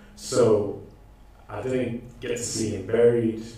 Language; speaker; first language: English; non-native, local second language; Akan